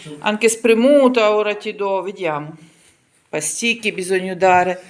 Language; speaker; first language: Italian; non-native, learner; Ukrainian